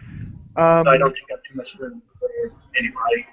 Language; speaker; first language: English; native; English